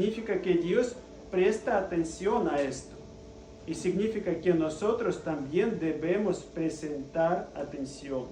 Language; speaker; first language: Spanish; non-native, fluent; Russian